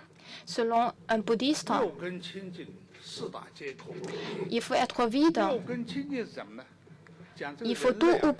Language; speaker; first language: French; non-native, fluent; Chinese